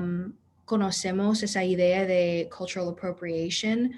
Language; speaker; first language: Spanish; non-native, fluent; English